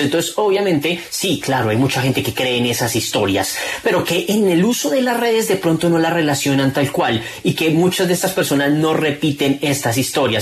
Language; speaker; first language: Spanish; native; Spanish